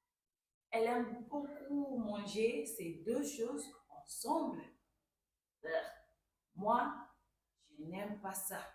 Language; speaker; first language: French; non-native, fluent; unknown